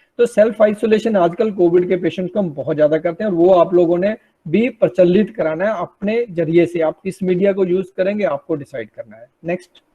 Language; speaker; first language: Hindi; non-native, local second language; Punjabi